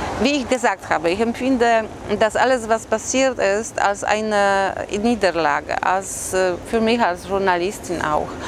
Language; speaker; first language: German; non-native, fluent; Polish